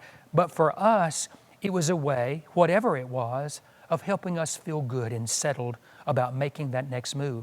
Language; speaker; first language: English; native; English